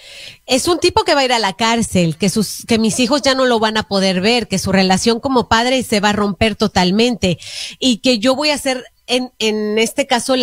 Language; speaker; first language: Spanish; native; Spanish